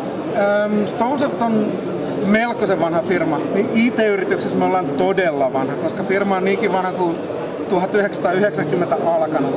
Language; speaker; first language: Finnish; native; Finnish